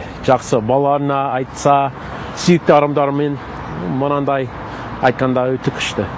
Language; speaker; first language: Kazakh; non-native, learner; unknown